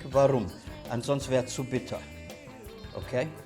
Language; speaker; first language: German; early bilingual, other home language; Italian